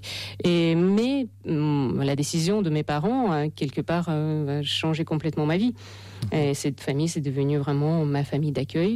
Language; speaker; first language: French; non-native, fluent; Russian